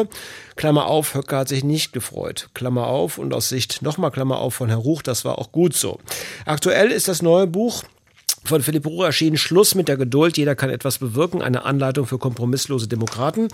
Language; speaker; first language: German; native; German